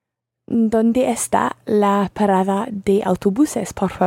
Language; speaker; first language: Spanish; non-native, learner; English